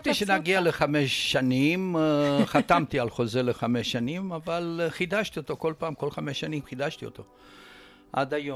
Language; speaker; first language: Hebrew; non-native, fluent; Romanian